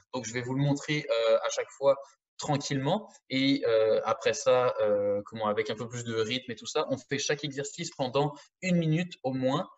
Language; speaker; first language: French; native; French